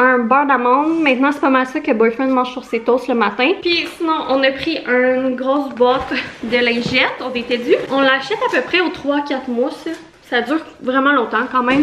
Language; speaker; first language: French; native; French